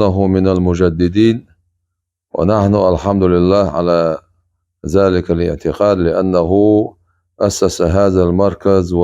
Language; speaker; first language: Arabic; non-native, fluent; Chechen